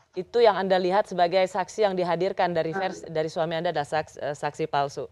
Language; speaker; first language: Indonesian; native; Indonesian